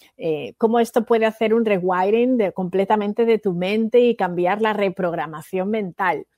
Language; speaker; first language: Spanish; native; Spanish